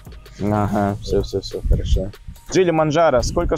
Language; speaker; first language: Russian; native; Russian